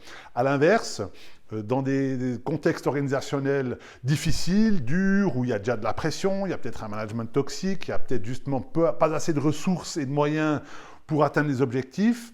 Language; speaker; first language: French; native; French